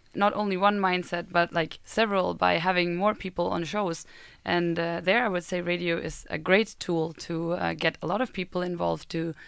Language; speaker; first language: English; non-native, fluent; German